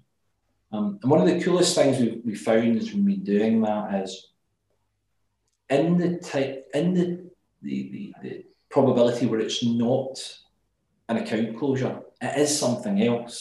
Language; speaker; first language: English; native; English